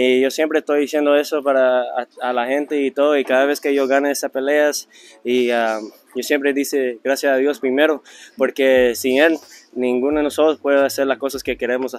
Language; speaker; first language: Spanish; early bilingual, heritage; Spanish